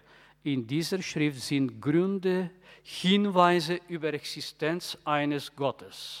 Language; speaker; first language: German; non-native, fluent; Bulgarian